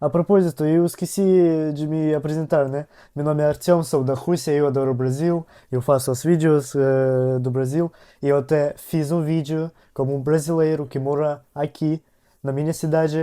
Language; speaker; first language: Portuguese; non-native, learner; Russian